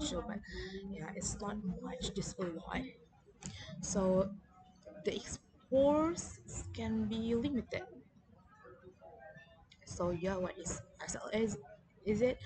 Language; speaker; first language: English; non-native, learner; Indonesian